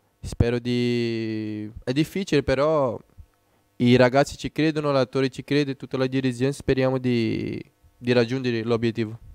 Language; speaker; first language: Italian; non-native, fluent; Portuguese